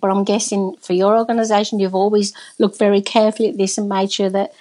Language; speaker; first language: English; native; English